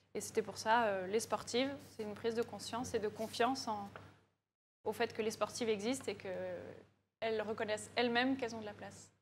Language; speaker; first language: French; native; French